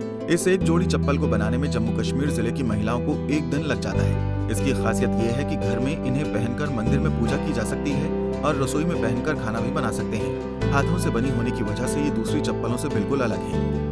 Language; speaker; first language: Hindi; native; Hindi